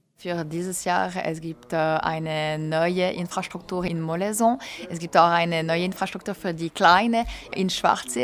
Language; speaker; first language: German; non-native, local second language; French